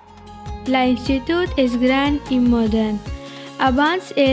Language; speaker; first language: Catalan; non-native, learner; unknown